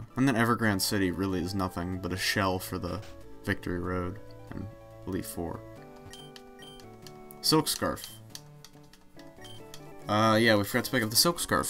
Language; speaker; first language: English; native; English